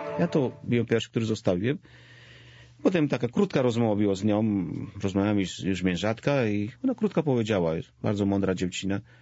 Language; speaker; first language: Polish; non-native, fluent; Georgian